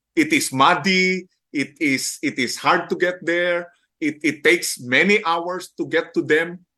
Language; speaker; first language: English; non-native, local second language; Filipino